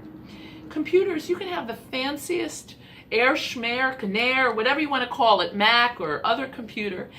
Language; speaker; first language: English; native; English